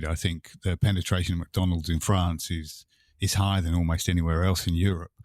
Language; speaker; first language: English; native; English